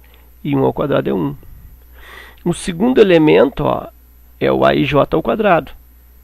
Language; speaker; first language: Portuguese; native; Portuguese